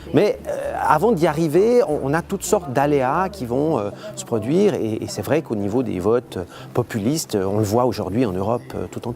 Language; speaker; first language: French; native; French